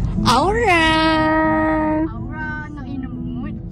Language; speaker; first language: Malay; native; Malay